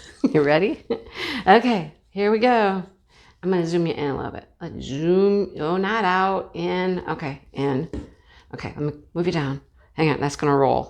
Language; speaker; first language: English; native; English